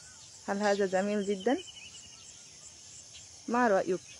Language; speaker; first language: Arabic; non-native, learner; Bangla